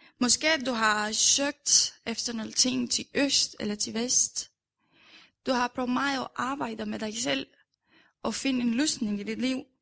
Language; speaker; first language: Danish; non-native, fluent; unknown